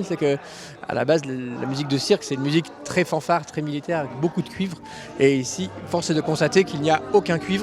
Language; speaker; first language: French; native; French